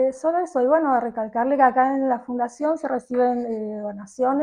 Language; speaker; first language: Spanish; native; Spanish